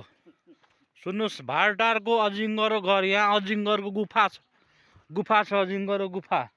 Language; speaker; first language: Nepali; non-native, local second language; Maithili